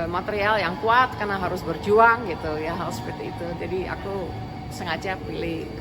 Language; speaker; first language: Indonesian; non-native, fluent; Dutch